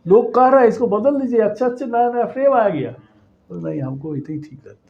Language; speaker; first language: Hindi; non-native, local second language; Bangla